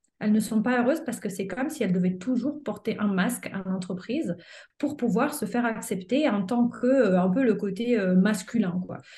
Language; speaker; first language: French; non-native, fluent; Italian